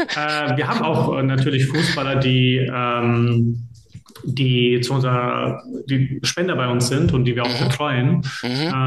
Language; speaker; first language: German; early bilingual, other home language; Serbian